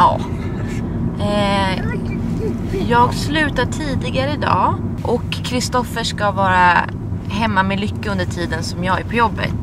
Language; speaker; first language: Swedish; native; Swedish